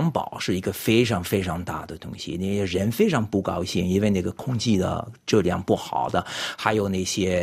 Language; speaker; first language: Chinese; non-native, fluent; French